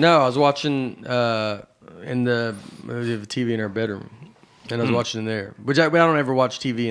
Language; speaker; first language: English; native; English